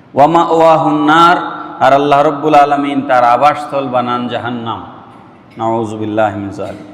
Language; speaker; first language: Bangla; non-native, local second language; Sylheti